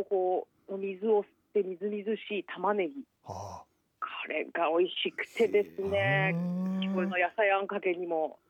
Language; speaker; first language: Japanese; native; Japanese